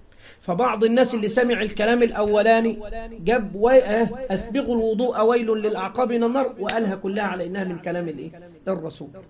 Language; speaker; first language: Arabic; native; Arabic